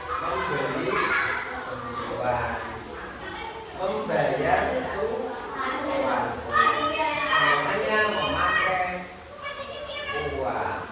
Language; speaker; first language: Indonesian; native; Indonesian